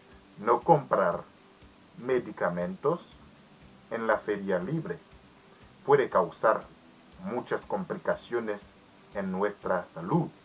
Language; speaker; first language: Spanish; non-native, learner; Haitian Creole